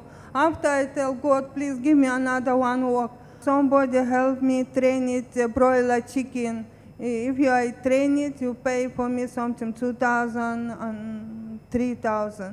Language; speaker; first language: English; non-native, learner; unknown